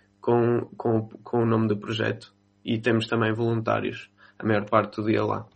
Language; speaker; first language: Portuguese; native; Portuguese